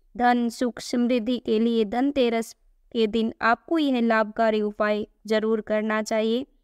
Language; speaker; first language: Hindi; native; Hindi